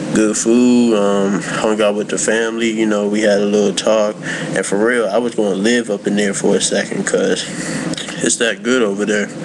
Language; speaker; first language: English; native; English